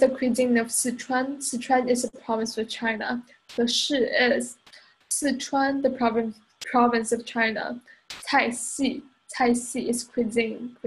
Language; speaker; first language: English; non-native, fluent; Chinese